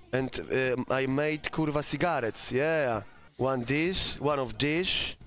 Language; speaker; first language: English; non-native, learner; Polish